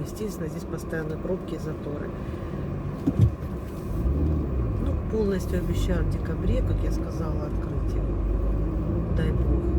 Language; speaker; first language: Russian; native; Russian